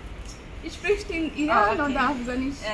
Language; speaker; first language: German; non-native, learner; Bangla